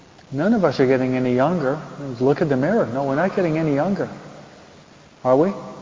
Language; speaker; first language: English; native; English